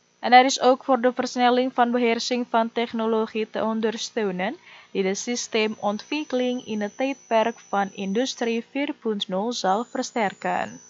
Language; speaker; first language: Dutch; non-native, fluent; Indonesian